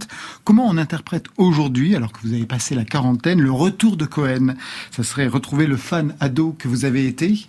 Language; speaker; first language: French; native; French